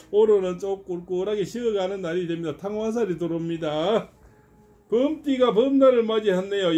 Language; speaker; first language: Korean; native; Korean